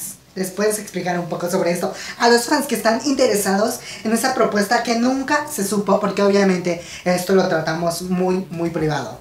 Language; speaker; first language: Spanish; native; Spanish